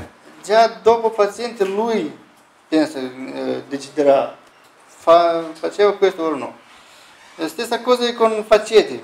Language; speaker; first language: Italian; non-native, learner; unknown